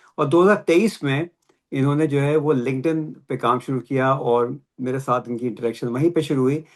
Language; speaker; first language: Urdu; native; Urdu